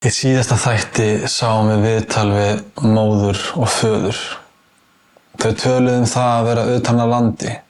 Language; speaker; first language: Icelandic; native; Icelandic